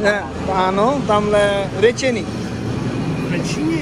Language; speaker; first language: Czech; non-native, learner; Bangla